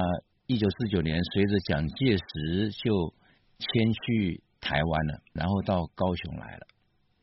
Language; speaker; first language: Chinese; native; Chinese